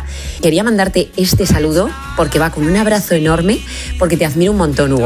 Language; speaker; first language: Spanish; native; Spanish